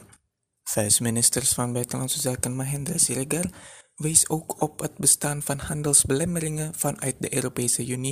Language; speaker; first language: Dutch; non-native, fluent; Indonesian